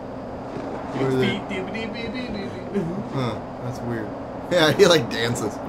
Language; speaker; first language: English; native; English